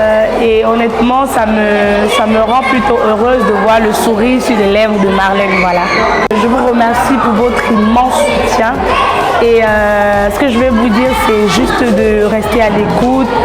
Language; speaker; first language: French; native; French